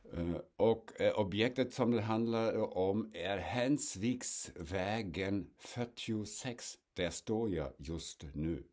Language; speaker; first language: Swedish; non-native, fluent; German